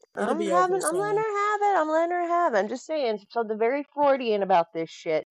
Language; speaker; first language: English; native; English